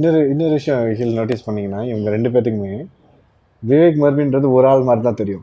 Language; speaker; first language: Tamil; native; Tamil